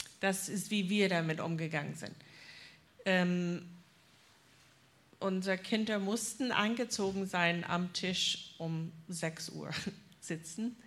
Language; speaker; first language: German; non-native, fluent; English